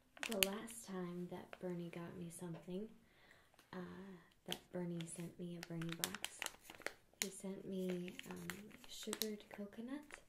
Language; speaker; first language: English; native; English